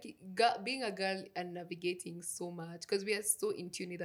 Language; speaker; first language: English; non-native, local second language; Swahili